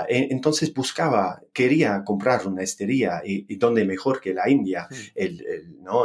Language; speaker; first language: Spanish; non-native, fluent; English